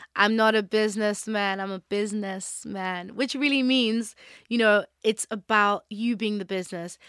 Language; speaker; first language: English; non-native, local second language; Yoruba